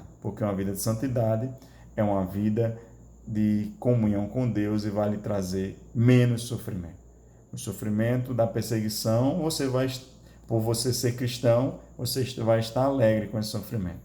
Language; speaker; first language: Portuguese; native; Portuguese